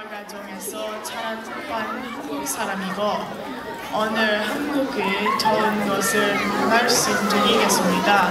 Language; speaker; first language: Korean; early bilingual, heritage; English